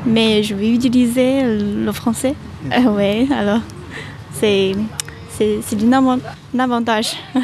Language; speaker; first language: French; non-native, fluent; Chinese